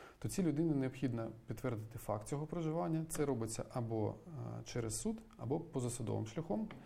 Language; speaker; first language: Ukrainian; native; Ukrainian